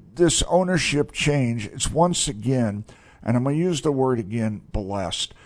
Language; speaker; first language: English; native; English